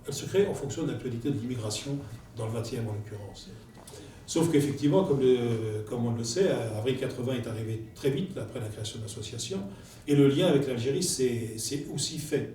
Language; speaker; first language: French; native; French